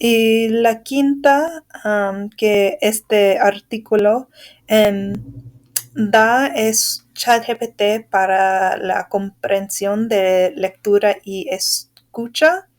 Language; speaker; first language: Spanish; non-native, fluent; English